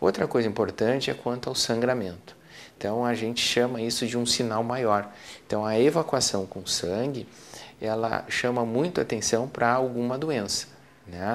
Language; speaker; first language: Portuguese; native; Portuguese